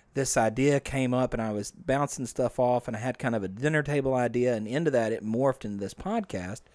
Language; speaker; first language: English; native; English